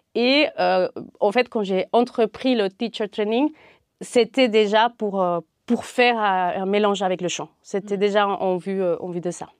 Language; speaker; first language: French; non-native, fluent; Spanish